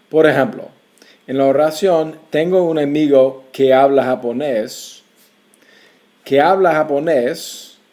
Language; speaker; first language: Spanish; non-native, fluent; English